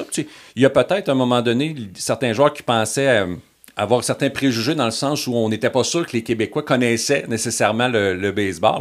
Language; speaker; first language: French; native; French